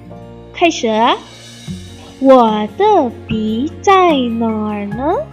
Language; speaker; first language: Chinese; non-native, fluent; Indonesian